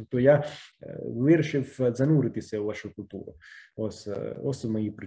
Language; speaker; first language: Ukrainian; non-native, fluent; Italian